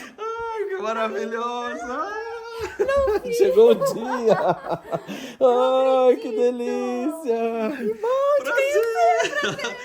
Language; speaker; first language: Portuguese; native; Portuguese